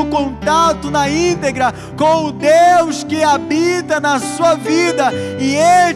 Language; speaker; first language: Portuguese; native; Portuguese